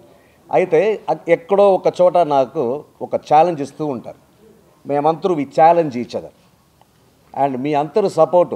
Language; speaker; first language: Telugu; native; Telugu